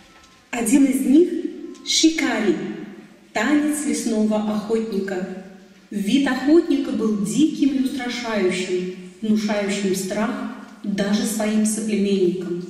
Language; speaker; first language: Russian; native; Russian